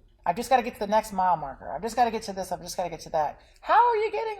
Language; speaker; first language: English; native; English